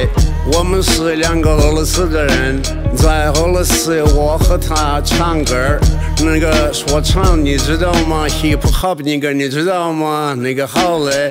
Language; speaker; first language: Chinese; non-native, learner; Russian